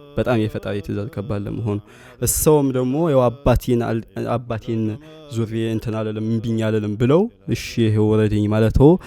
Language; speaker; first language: Amharic; native; Amharic